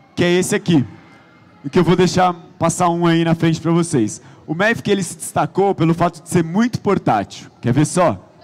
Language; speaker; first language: Portuguese; native; Portuguese